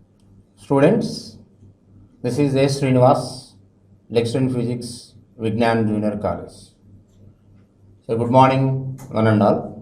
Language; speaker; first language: English; non-native, local second language; Telugu